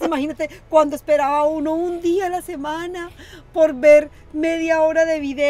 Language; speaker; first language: Spanish; native; Spanish